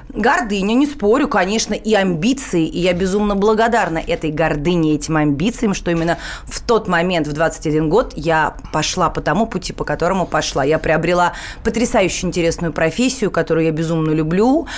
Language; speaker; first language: Russian; native; Russian